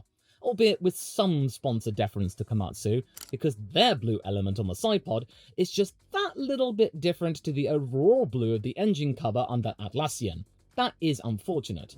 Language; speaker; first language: English; native; English